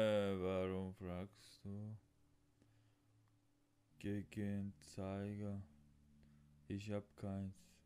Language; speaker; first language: German; non-native, learner; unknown